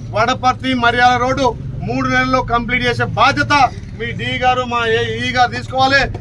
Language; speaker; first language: Telugu; native; Telugu